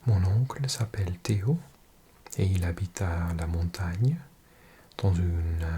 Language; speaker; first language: French; non-native, learner; English